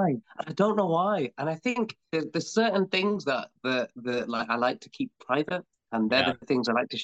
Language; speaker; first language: English; native; English